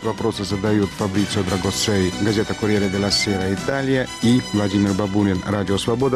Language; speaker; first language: Russian; native; Russian